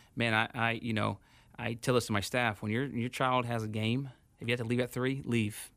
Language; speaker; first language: English; native; English